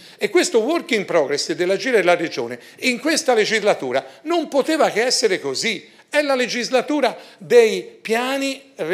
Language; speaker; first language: Italian; native; Italian